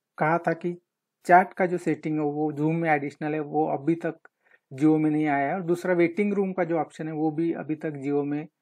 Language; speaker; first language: Hindi; non-native, local second language; Marathi